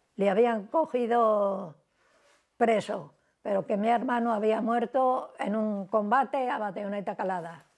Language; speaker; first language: Spanish; native; Spanish